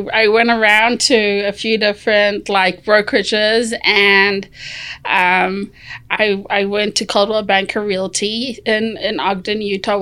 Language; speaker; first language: English; native; English